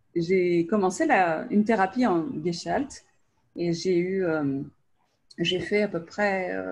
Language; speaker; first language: French; native; French